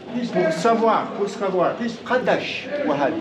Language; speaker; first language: French; non-native, learner; Italian